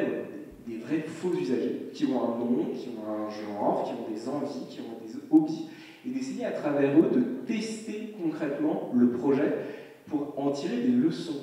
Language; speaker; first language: French; native; French